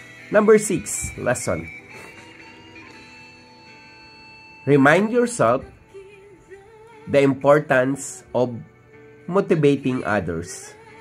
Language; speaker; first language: English; non-native, local second language; Filipino